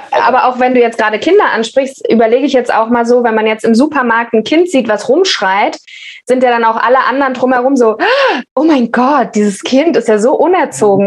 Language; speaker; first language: German; native; German